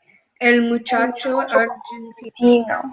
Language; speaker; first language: Spanish; non-native, learner; English